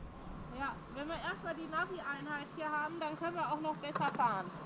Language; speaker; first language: German; native; German